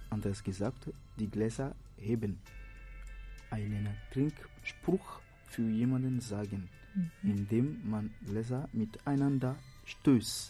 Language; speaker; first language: German; non-native, fluent; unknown